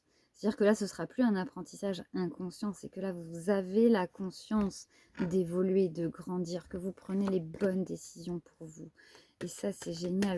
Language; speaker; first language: French; native; French